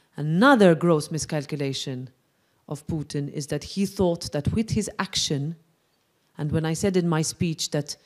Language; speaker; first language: English; non-native, local second language; Maltese